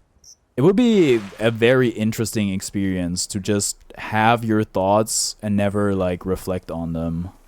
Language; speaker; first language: English; native; English